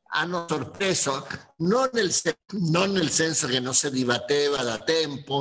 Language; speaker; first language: Italian; non-native, fluent; Spanish